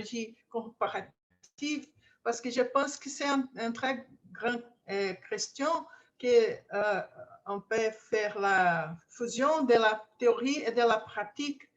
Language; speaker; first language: French; non-native, fluent; Portuguese